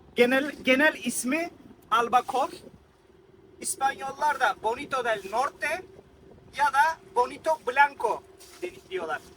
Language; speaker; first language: Turkish; native; Turkish